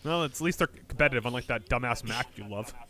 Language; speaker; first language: English; native; English